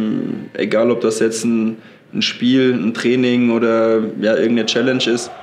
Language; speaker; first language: German; native; German